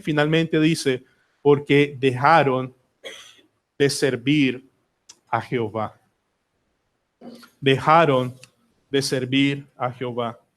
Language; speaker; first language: Spanish; native; Spanish